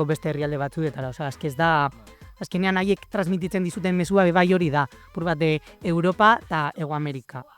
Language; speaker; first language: Basque; non-native, local second language; Spanish